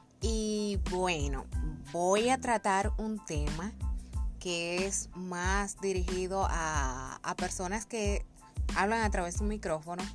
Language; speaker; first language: Spanish; native; Spanish